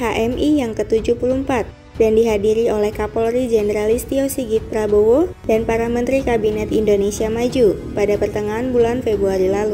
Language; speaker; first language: Indonesian; native; Indonesian